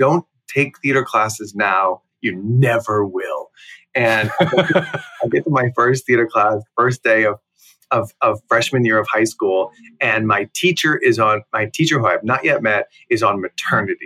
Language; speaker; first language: English; native; English